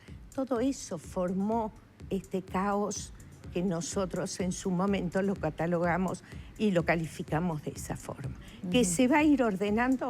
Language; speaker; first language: Spanish; native; Spanish